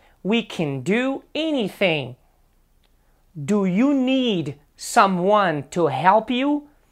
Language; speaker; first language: English; non-native, fluent; Portuguese